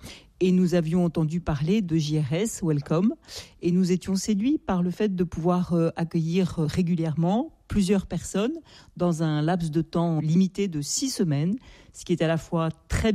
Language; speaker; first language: French; native; French